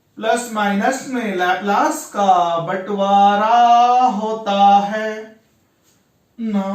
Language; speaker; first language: Hindi; non-native, local second language; Urdu